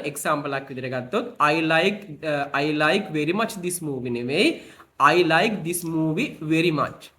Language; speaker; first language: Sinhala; native; Sinhala